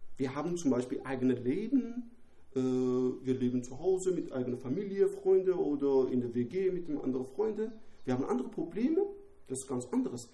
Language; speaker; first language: German; non-native, learner; Persian